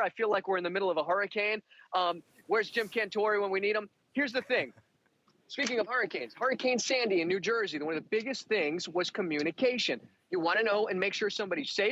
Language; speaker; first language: English; native; English